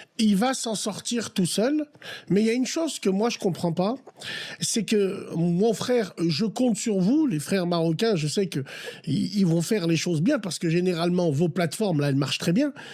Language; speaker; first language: French; early bilingual, other home language; Arabic